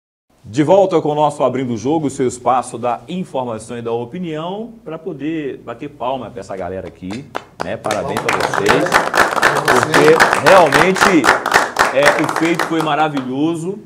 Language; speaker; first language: Portuguese; native; Portuguese